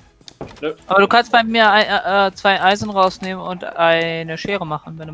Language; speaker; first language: German; native; German